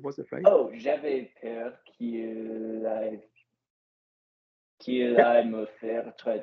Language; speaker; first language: French; non-native, learner; English